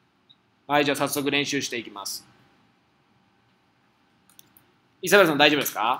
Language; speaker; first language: Japanese; non-native, fluent; Spanish